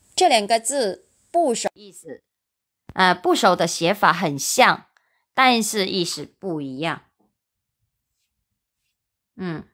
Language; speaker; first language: Chinese; non-native, learner; Vietnamese